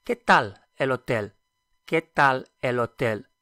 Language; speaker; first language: Spanish; non-native, fluent; English